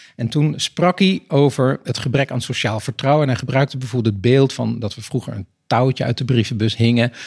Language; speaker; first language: Dutch; native; Dutch